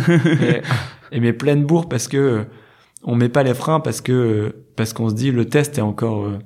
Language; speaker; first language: French; native; French